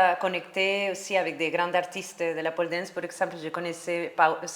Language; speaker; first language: French; non-native, learner; Spanish